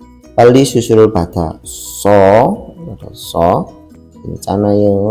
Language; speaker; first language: Korean; non-native, learner; Indonesian